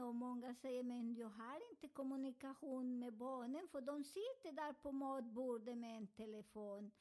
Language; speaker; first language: Swedish; non-native, learner; Spanish